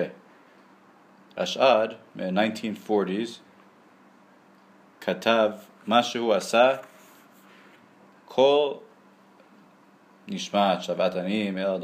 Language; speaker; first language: Hebrew; non-native, learner; English